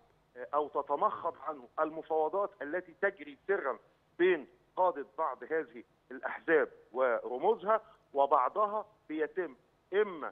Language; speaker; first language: Arabic; native; Arabic